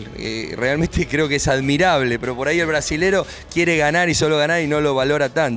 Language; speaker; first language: Spanish; native; Spanish